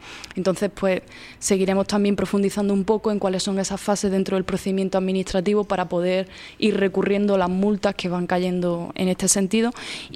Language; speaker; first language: Spanish; native; Spanish